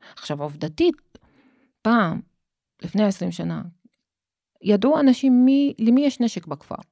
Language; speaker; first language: Hebrew; non-native, local second language; Arabic